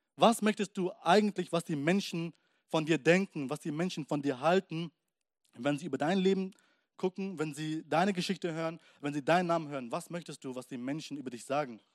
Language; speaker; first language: German; early bilingual, other home language; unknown